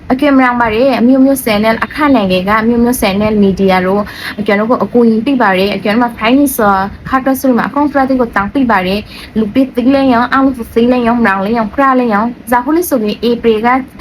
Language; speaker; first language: Burmese; native; Burmese